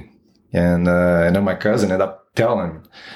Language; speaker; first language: English; non-native, fluent; Portuguese